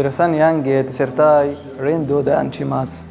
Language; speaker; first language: Indonesian; non-native, learner; Arabic